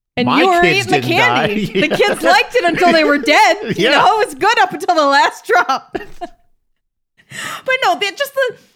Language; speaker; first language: English; native; English